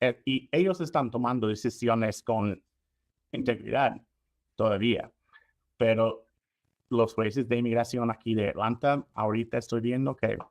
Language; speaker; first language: Spanish; non-native, fluent; English